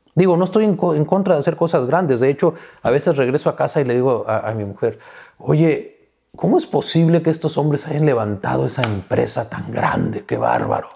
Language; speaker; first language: Spanish; native; Spanish